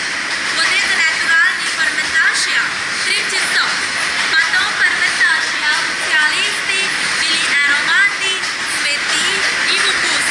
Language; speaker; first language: Russian; non-native, learner; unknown